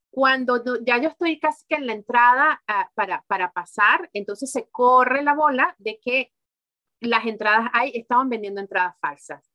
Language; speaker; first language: Spanish; native; Spanish